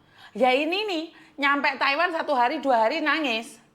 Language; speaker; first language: Indonesian; native; Indonesian